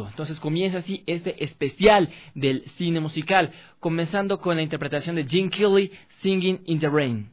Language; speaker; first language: Spanish; native; Spanish